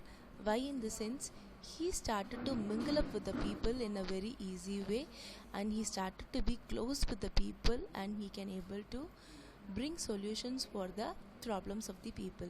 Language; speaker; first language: English; non-native, local second language; Tamil